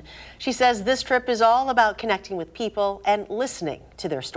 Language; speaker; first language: English; native; English